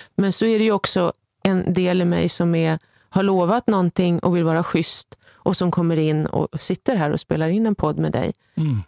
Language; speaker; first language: Swedish; native; Swedish